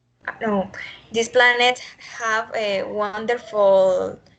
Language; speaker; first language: English; non-native, learner; Spanish